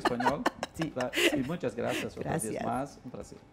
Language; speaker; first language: Spanish; non-native, learner; Portuguese